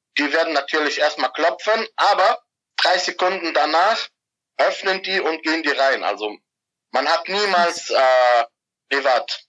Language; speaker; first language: German; non-native, fluent; Arabic